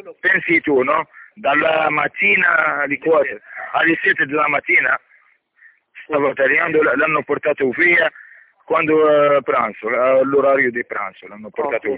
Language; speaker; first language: Italian; non-native, learner; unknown